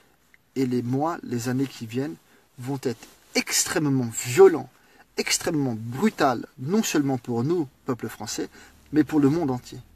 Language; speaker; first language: French; native; French